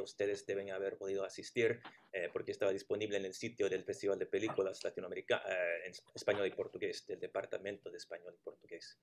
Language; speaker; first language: Spanish; non-native, fluent; English